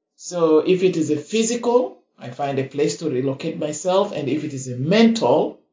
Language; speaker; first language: English; non-native, fluent; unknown